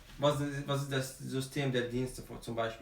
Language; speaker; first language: German; non-native, fluent; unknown